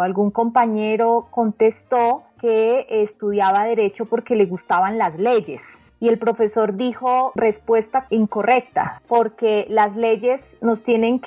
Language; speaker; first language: Spanish; native; Spanish